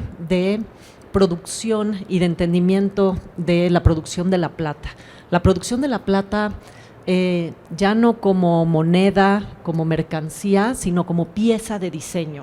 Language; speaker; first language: Spanish; native; Spanish